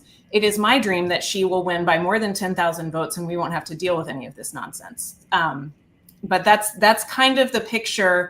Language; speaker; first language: English; native; English